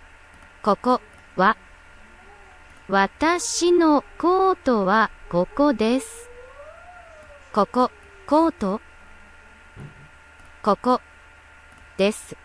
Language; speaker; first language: Japanese; non-native, learner; English